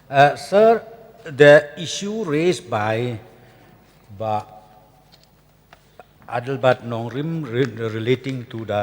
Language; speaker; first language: English; non-native, local second language; Khasi